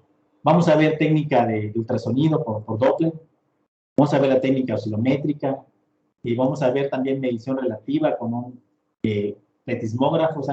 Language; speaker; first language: Spanish; native; Spanish